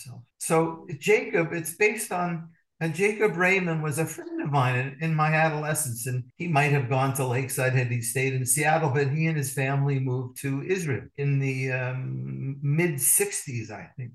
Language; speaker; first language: English; native; English